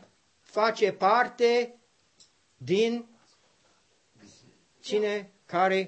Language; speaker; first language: Romanian; non-native, learner; English